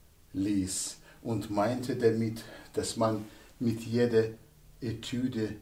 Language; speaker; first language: German; non-native, fluent; Russian